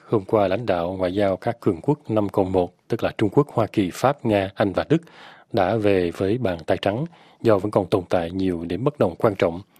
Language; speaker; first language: Vietnamese; native; Vietnamese